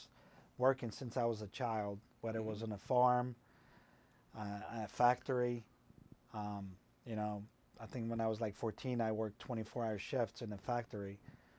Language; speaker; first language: English; non-native, fluent; Polish